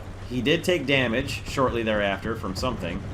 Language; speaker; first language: English; native; English